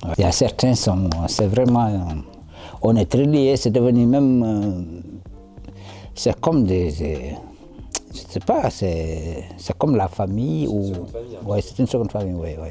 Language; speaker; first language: French; non-native, local second language; Wolof